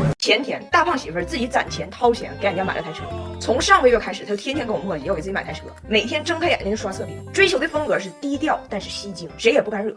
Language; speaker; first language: Chinese; native; Chinese